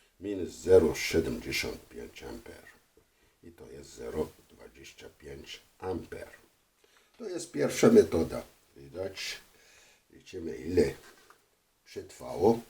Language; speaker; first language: Polish; non-native, fluent; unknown